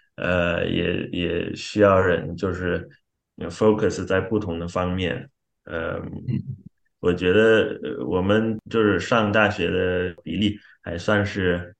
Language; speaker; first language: Chinese; non-native, fluent; Xhosa